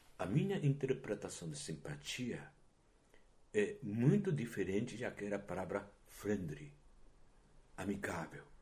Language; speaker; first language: Portuguese; non-native, fluent; Japanese